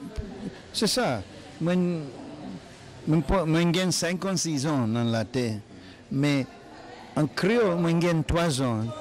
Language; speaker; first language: Haitian Creole; non-native, learner; English